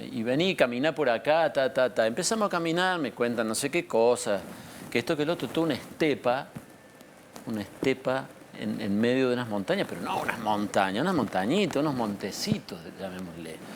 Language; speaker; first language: Spanish; native; Spanish